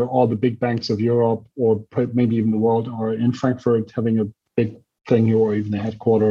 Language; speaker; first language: English; non-native, fluent; German